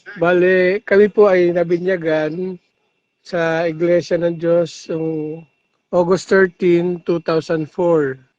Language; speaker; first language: Filipino; non-native, local second language; Aklanon